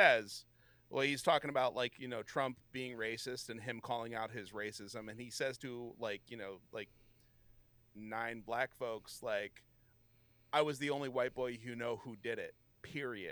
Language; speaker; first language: English; native; English